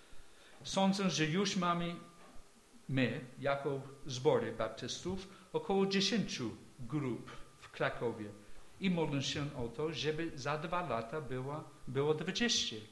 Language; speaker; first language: Polish; non-native, fluent; English